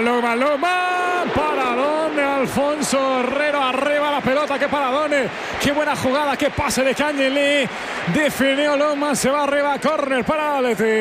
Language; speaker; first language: Spanish; native; Spanish